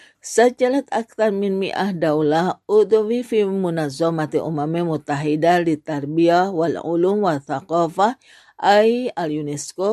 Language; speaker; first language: Arabic; non-native, fluent; Indonesian